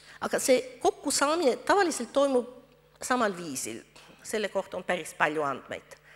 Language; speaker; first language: Estonian; non-native, fluent; French